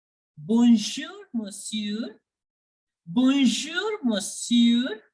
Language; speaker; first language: French; non-native, fluent; Hindi